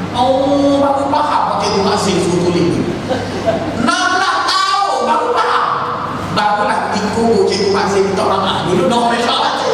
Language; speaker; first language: Malay; native; Malay